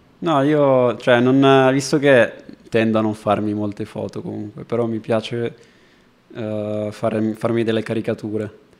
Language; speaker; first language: Italian; native; Italian